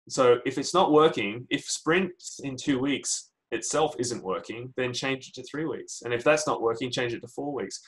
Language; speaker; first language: English; native; English